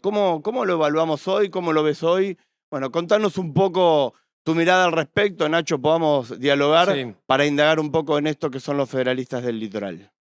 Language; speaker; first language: Spanish; native; Spanish